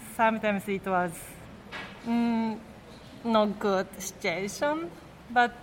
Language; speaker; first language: English; non-native, learner; Japanese